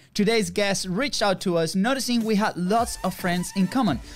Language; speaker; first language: English; non-native, fluent; Spanish